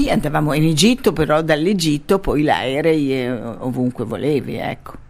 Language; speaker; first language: Italian; non-native, fluent; Arabic